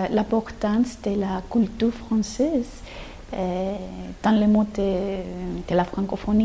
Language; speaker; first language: French; non-native, fluent; Greek